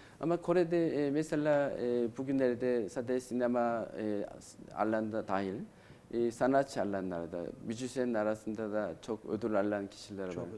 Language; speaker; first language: Turkish; non-native, learner; Korean